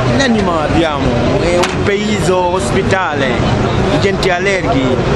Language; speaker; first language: Italian; non-native, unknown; Wolof